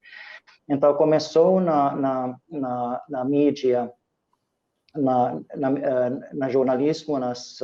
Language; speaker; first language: Portuguese; non-native, fluent; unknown